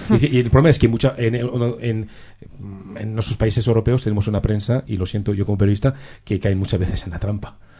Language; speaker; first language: Spanish; non-native, fluent; French